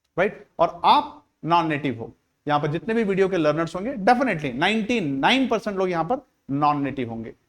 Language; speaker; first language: Hindi; non-native, local second language; Marathi